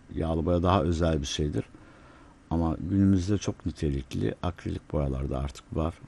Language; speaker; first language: Turkish; native; Turkish